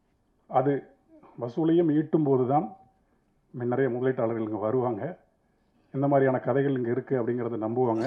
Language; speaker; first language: Tamil; native; Tamil